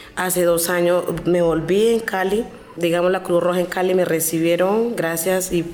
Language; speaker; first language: Spanish; non-native, local second language; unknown